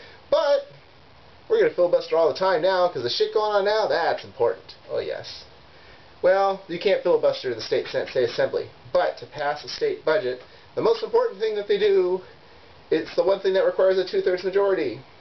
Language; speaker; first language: English; native; English